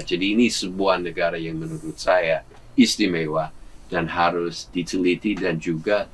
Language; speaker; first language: Indonesian; non-native, fluent; English